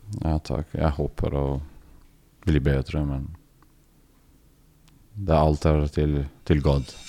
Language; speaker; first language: Norwegian; non-native, learner; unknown